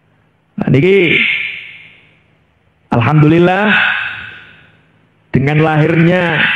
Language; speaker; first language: Indonesian; native; Indonesian